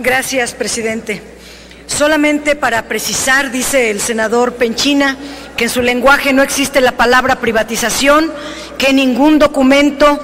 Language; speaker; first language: Spanish; native; Spanish